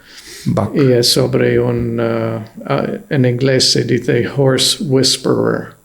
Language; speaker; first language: Spanish; non-native, fluent; English